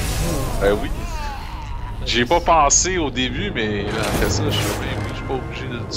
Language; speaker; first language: French; native; French